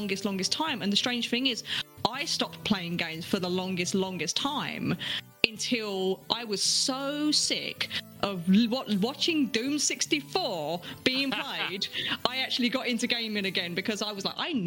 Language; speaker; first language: English; native; English